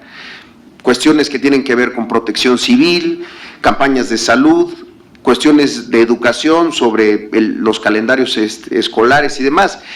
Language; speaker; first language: Spanish; native; Spanish